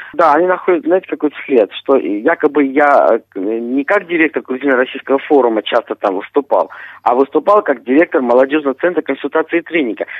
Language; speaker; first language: Russian; native; Russian